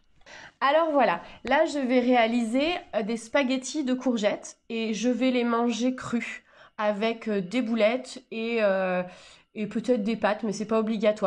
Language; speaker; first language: French; native; French